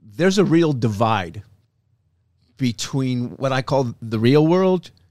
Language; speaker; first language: English; native; English